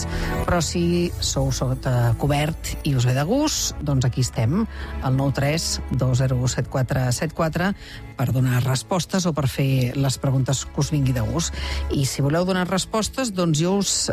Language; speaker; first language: Catalan; native; Catalan